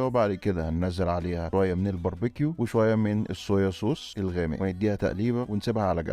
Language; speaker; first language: Arabic; native; Arabic